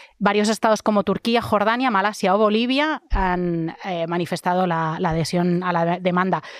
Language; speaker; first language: Spanish; native; Spanish